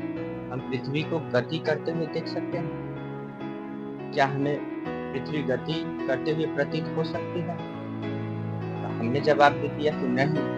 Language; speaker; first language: Hindi; native; Hindi